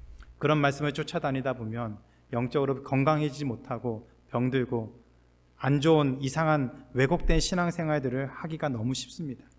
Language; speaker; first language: Korean; native; Korean